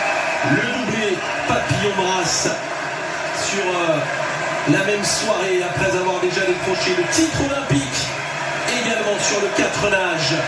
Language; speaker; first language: French; native; French